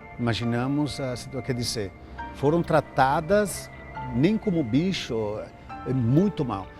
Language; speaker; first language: Portuguese; non-native, fluent; Italian